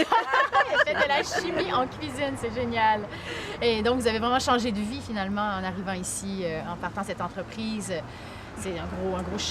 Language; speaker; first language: French; native; French